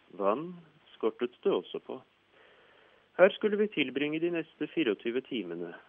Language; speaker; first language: Norwegian; native; Norwegian